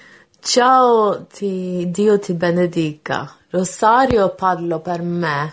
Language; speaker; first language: Italian; non-native, learner; Norwegian